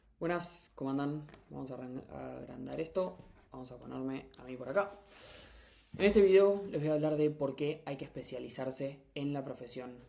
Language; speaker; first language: Spanish; native; Spanish